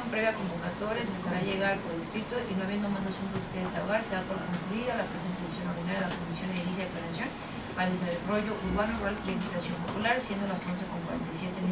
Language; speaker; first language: Spanish; native; Spanish